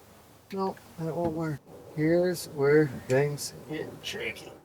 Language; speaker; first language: English; native; English